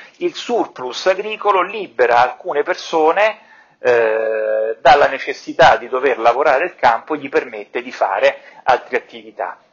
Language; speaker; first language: Italian; native; Italian